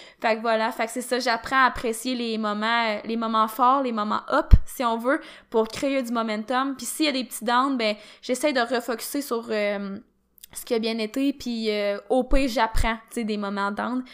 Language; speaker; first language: French; native; French